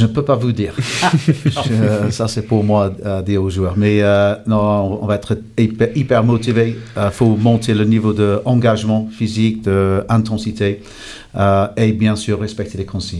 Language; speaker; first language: French; non-native, fluent; English